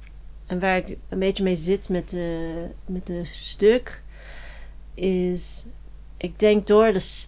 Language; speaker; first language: Dutch; non-native, fluent; English